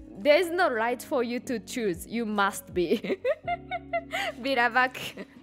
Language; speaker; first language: English; non-native, fluent; Japanese